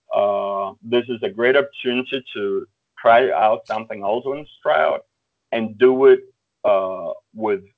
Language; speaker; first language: English; early bilingual, other home language; Russian